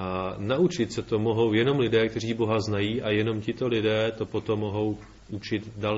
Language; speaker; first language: Czech; native; Czech